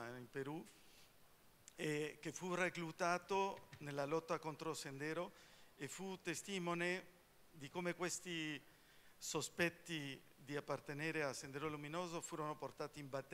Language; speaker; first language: Italian; non-native, fluent; Spanish